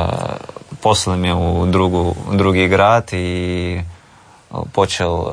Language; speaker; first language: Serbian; non-native, learner; Russian